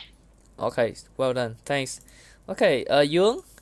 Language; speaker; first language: English; non-native, learner; Vietnamese